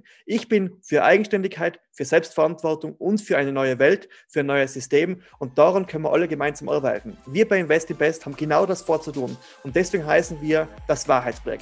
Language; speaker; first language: German; native; German